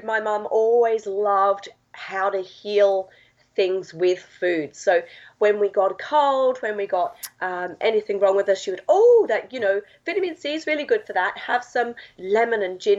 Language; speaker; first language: English; native; English